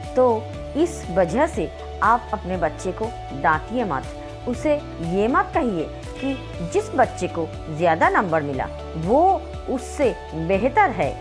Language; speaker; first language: Hindi; non-native, local second language; Bangla